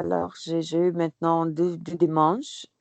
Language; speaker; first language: French; non-native, learner; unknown